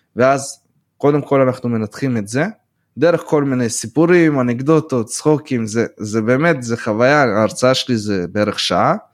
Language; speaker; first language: Hebrew; early bilingual, other home language; Russian